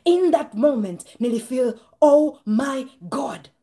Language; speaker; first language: English; non-native, local second language; Swahili